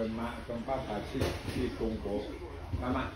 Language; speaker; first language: Chinese; early bilingual, heritage; Chinese